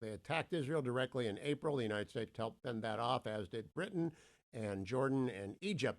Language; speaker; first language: English; native; English